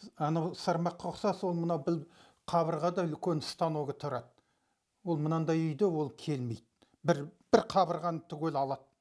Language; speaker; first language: Kazakh; early bilingual, heritage; Kazakh